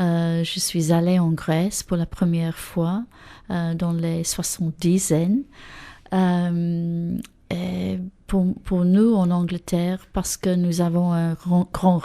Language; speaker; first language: French; non-native, fluent; English